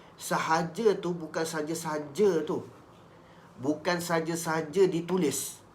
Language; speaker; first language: Malay; native; Malay